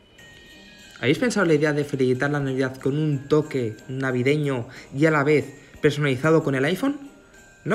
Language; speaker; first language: Spanish; native; Spanish